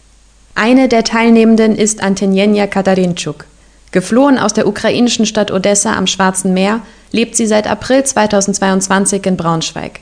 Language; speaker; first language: German; native; German